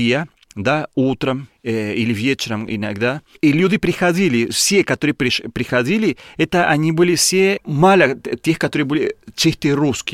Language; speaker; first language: Russian; non-native, learner; Spanish